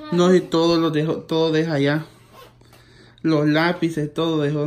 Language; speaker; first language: Spanish; native; Spanish